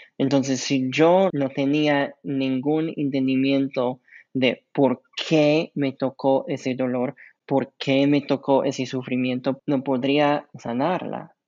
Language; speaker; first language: Spanish; non-native, fluent; English